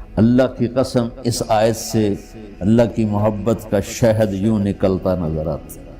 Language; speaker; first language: Urdu; non-native, local second language; Punjabi